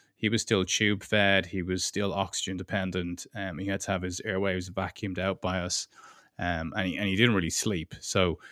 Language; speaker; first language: English; native; English